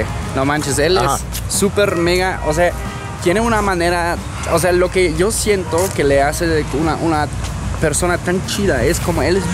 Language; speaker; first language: Spanish; non-native, fluent; German